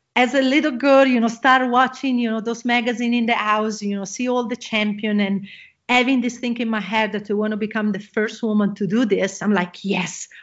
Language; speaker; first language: English; non-native, fluent; Italian